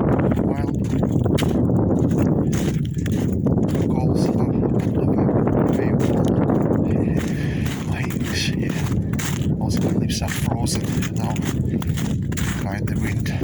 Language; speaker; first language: English; non-native, learner; Ukrainian